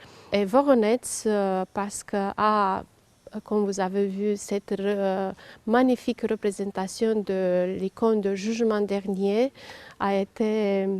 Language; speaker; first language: French; non-native, fluent; Romanian